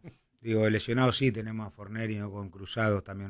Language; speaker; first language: Spanish; native; Spanish